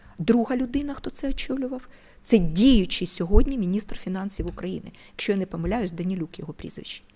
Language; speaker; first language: Ukrainian; non-native, local second language; Russian